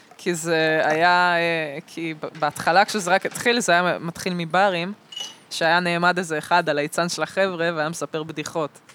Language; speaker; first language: Hebrew; early bilingual, other home language; Russian